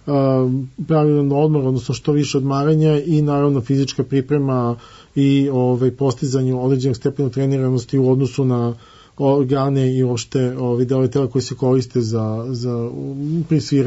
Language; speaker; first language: Serbian; native; Serbian